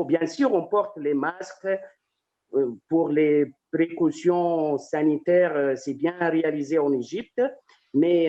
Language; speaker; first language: French; non-native, fluent; Arabic